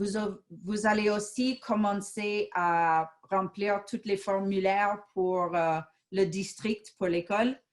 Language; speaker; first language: French; non-native, fluent; English